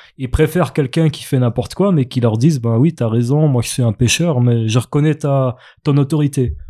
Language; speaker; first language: French; native; French